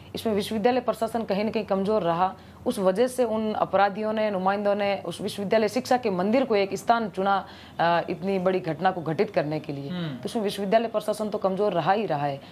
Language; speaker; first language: Hindi; native; Hindi